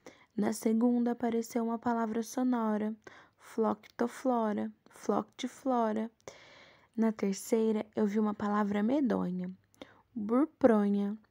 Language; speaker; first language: Portuguese; native; Portuguese